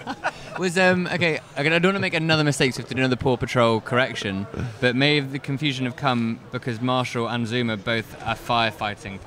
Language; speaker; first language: English; native; English